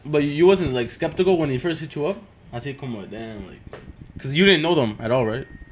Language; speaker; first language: English; early bilingual, other home language; Spanish